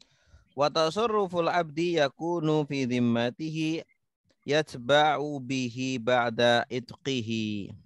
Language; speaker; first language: Arabic; non-native, fluent; Indonesian